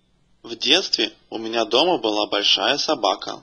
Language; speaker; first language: Russian; native; Russian